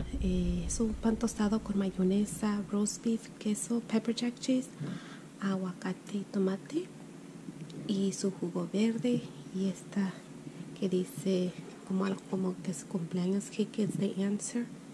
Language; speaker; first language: Spanish; native; Spanish